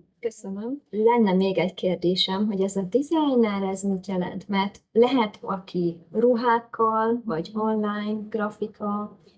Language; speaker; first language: Hungarian; native; Hungarian